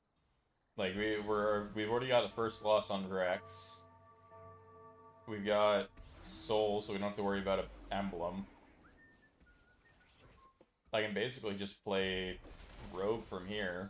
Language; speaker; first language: English; native; English